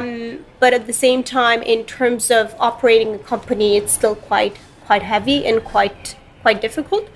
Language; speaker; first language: English; non-native, fluent; Romanian